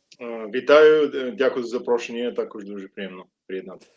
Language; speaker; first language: Ukrainian; non-native, fluent; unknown